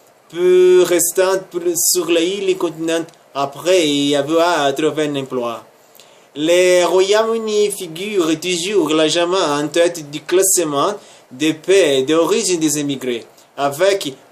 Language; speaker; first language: French; non-native, learner; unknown